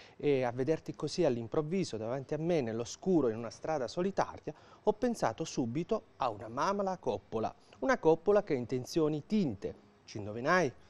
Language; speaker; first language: Italian; native; Italian